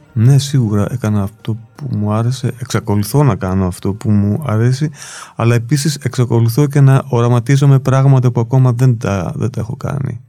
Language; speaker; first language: Greek; native; Greek